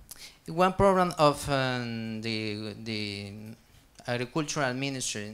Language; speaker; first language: English; non-native, learner; Spanish